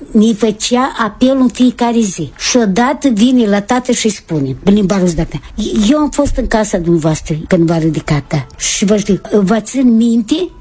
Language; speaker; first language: Romanian; native; Romanian